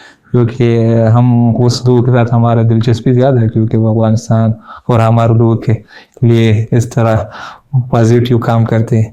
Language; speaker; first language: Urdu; non-native, learner; Pashto